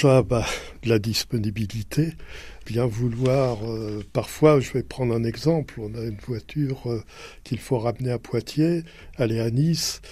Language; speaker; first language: French; native; French